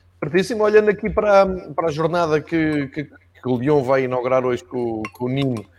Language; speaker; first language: Portuguese; native; Portuguese